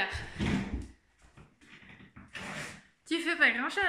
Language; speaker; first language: French; native; French